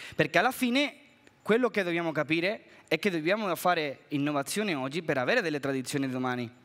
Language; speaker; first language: Italian; non-native, fluent; Spanish